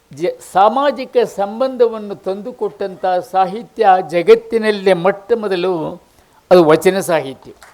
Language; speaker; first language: Kannada; native; Kannada